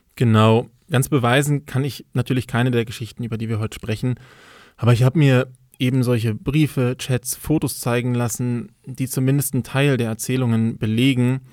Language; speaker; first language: German; native; German